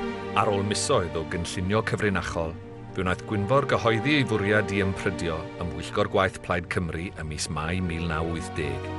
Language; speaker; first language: Welsh; native; Welsh